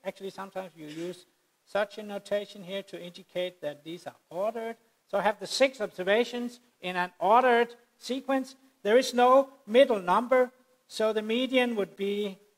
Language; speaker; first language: English; non-native, fluent; Danish